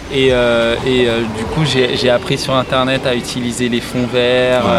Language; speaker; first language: French; native; French